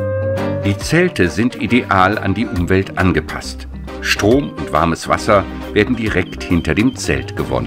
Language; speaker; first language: German; native; German